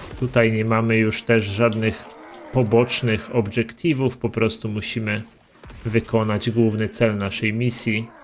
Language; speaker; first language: Polish; native; Polish